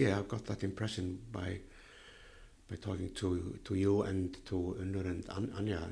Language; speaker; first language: English; non-native, fluent; Icelandic